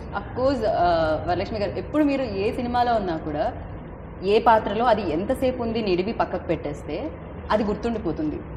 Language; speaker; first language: Telugu; native; Telugu